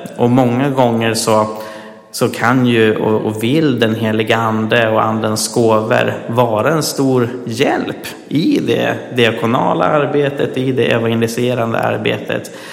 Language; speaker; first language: Swedish; native; Swedish